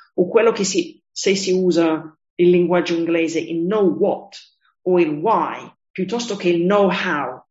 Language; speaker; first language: Italian; non-native, fluent; English